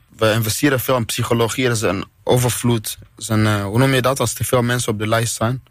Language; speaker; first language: Dutch; non-native, fluent; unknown